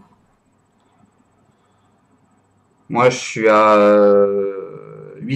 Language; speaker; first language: French; native; French